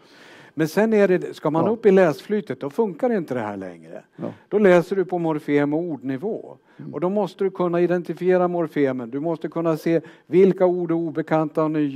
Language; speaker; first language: Swedish; native; Swedish